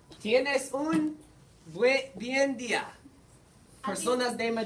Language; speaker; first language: Spanish; non-native, learner; English